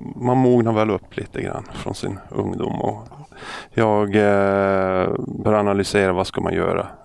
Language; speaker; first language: Swedish; native; Swedish